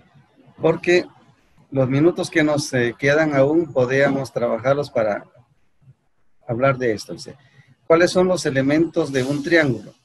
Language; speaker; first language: Spanish; native; Spanish